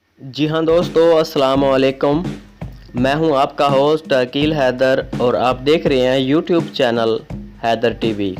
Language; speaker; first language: Urdu; non-native, local second language; Punjabi